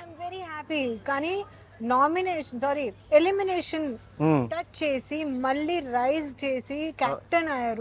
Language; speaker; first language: Telugu; non-native, learner; Hindi